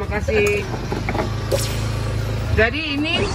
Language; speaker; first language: Indonesian; non-native, learner; Japanese